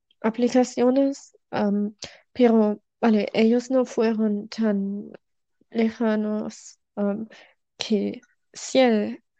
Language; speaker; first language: Spanish; non-native, learner; German